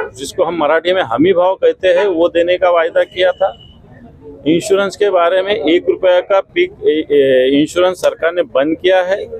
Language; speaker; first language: Hindi; non-native, local second language; Marathi